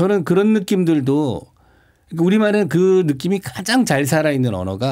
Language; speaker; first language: Korean; native; Korean